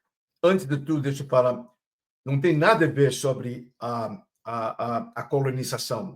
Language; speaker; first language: Portuguese; non-native, fluent; Chinese